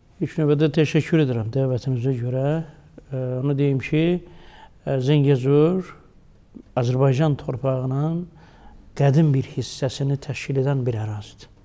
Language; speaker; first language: Azerbaijani; native; Azerbaijani